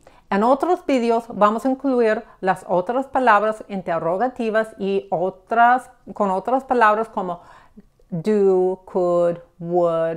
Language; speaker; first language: Spanish; non-native, fluent; English